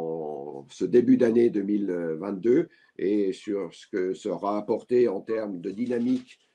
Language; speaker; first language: French; native; French